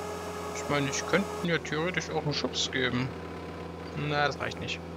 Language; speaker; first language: German; native; German